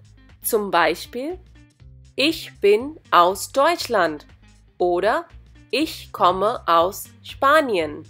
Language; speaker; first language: German; non-native, fluent; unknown